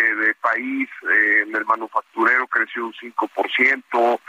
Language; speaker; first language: Spanish; native; Spanish